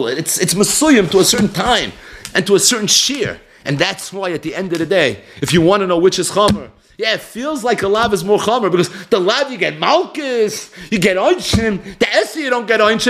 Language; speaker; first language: English; native; English